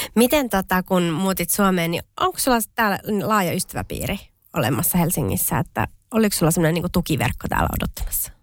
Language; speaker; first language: Finnish; native; Finnish